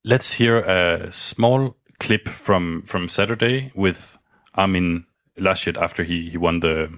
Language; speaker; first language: English; non-native, fluent; Danish